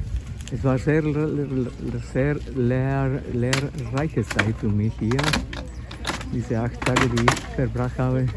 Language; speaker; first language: German; non-native, fluent; Spanish